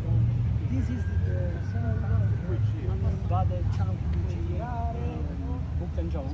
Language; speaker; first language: English; non-native, learner; Italian